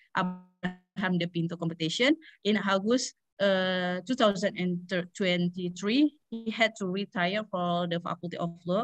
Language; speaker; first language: English; non-native, learner; Indonesian